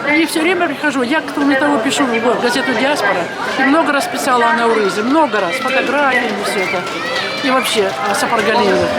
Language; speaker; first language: Russian; native; Russian